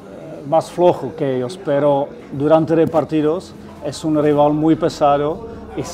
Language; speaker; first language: Spanish; non-native, fluent; Czech